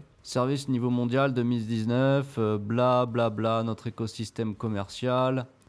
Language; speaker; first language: French; native; French